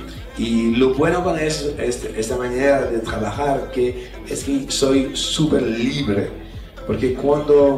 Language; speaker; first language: Spanish; non-native, fluent; French